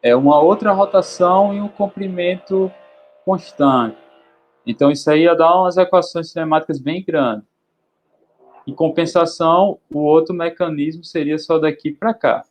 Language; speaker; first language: Portuguese; native; Portuguese